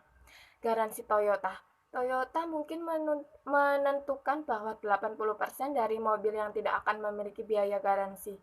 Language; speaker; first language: Indonesian; native; Indonesian